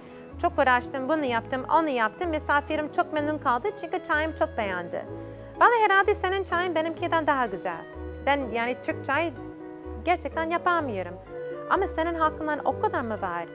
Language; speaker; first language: Turkish; non-native, fluent; English